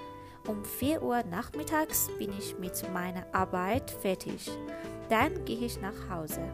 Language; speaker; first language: German; non-native, fluent; Persian